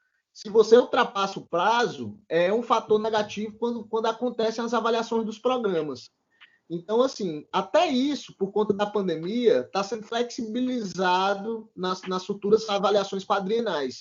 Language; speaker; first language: Portuguese; native; Portuguese